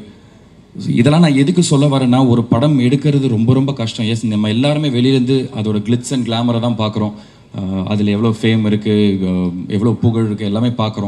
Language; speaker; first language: Tamil; native; Tamil